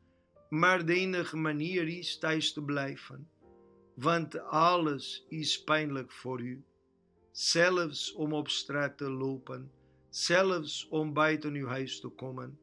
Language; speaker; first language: Dutch; non-native, fluent; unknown